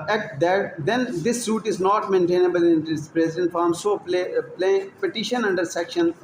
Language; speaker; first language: English; non-native, local second language; Urdu